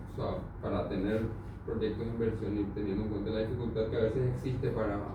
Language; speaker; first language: Spanish; native; Spanish